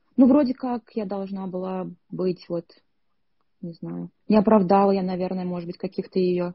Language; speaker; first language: Russian; native; Russian